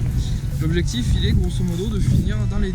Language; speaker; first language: French; native; French